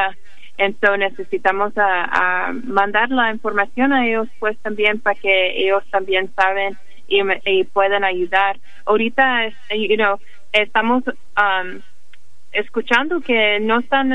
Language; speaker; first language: Spanish; early bilingual, heritage; English